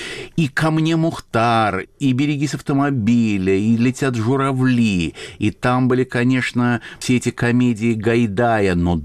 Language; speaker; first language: Russian; native; Russian